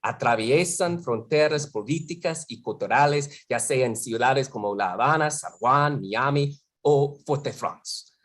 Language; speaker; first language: Spanish; non-native, fluent; English